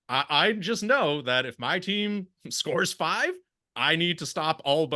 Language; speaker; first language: English; native; English